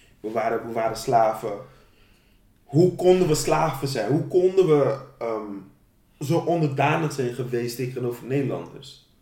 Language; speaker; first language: Dutch; non-native, local second language; Papiamento